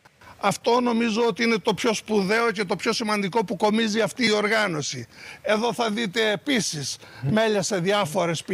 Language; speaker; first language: Greek; native; Greek